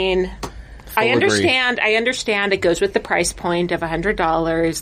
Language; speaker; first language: English; native; English